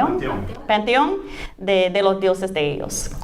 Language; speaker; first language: Spanish; non-native, fluent; English